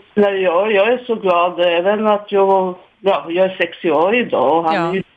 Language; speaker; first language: Swedish; non-native, fluent; Serbian